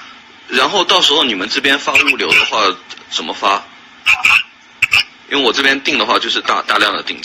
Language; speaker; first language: Chinese; native; Chinese